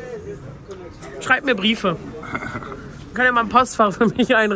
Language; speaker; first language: German; native; German